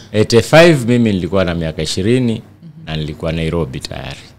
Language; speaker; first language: Swahili; non-native, local second language; Giryama